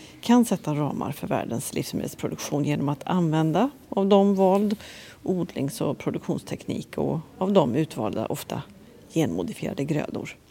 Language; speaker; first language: Swedish; native; Swedish